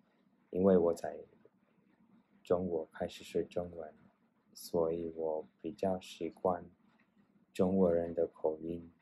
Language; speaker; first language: Chinese; non-native, learner; Spanish